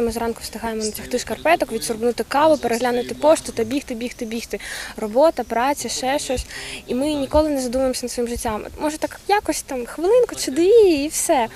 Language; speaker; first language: Ukrainian; native; Ukrainian